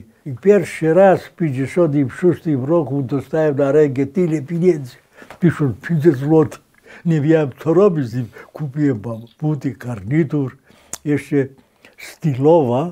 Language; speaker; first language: Polish; non-native, fluent; Greek